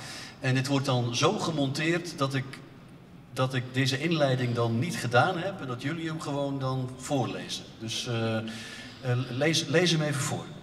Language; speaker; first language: Dutch; native; Dutch